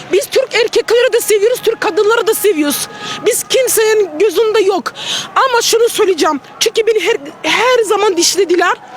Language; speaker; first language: Turkish; non-native, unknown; Russian